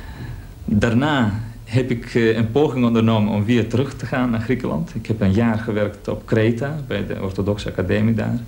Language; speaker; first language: Dutch; early bilingual, other home language; Greek